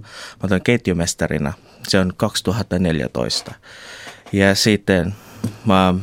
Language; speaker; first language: Finnish; non-native, learner; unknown